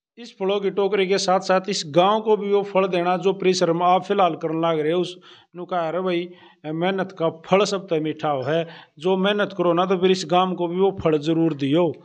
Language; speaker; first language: Hindi; native; Hindi